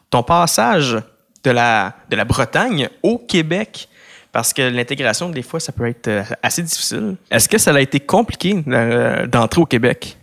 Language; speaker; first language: French; native; French